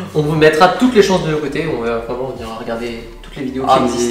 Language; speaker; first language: French; native; French